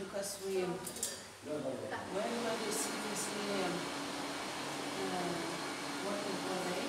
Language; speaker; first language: English; non-native, learner; Lithuanian